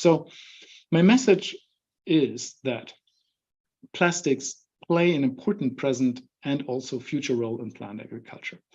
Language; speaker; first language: English; non-native, fluent; German